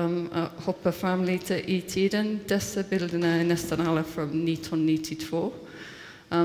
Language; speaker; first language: Swedish; non-native, fluent; English